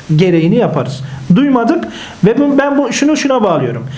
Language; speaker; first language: Turkish; native; Turkish